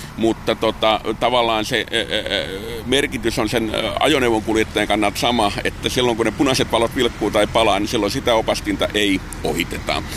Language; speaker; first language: Finnish; native; Finnish